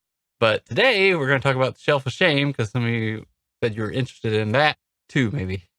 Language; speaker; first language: English; native; English